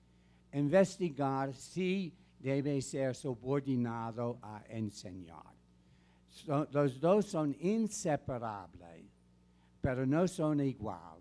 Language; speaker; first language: Spanish; non-native, fluent; English